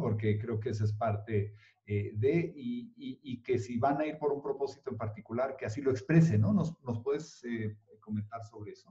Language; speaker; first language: Spanish; native; Spanish